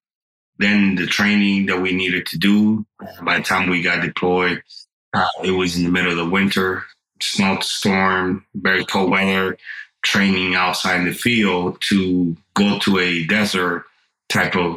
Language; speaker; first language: English; non-native, fluent; Spanish